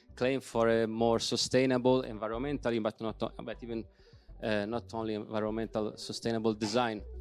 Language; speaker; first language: English; non-native, fluent; Italian